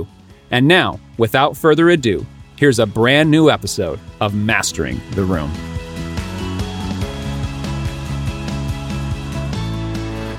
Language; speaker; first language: English; native; English